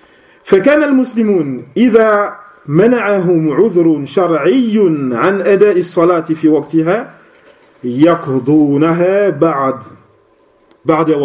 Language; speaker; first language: Arabic; non-native, fluent; French